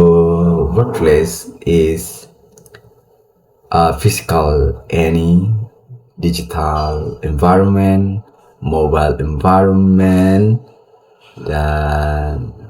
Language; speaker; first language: English; non-native, learner; Indonesian